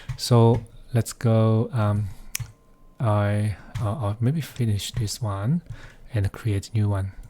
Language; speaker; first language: English; non-native, fluent; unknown